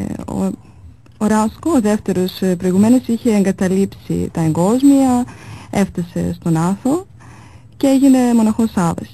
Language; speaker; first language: Greek; non-native, fluent; Serbian